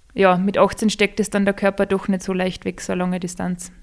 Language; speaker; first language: German; native; German